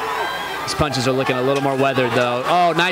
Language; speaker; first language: English; native; English